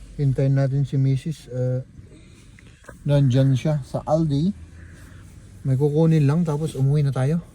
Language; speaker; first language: Filipino; native; Filipino